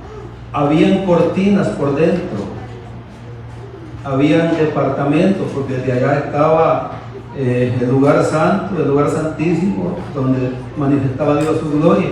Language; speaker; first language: Spanish; native; Spanish